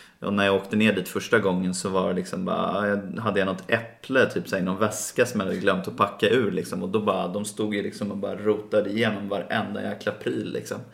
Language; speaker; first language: Swedish; native; Swedish